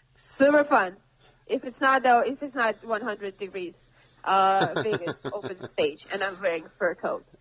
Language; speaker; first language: English; non-native, fluent; Russian